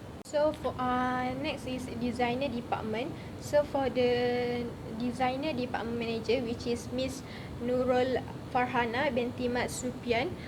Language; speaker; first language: English; non-native, learner; Malay